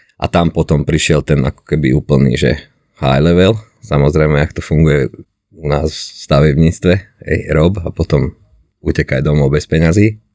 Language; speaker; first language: Slovak; non-native, local second language; Hungarian